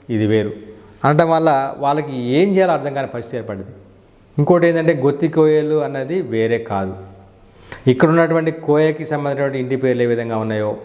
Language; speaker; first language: Telugu; native; Telugu